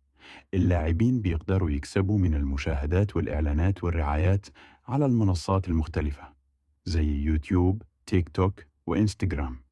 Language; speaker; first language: Arabic; native; Arabic